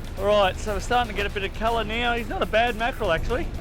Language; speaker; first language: English; native; English